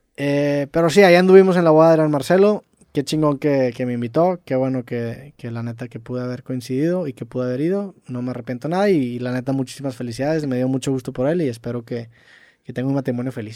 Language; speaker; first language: Spanish; native; Spanish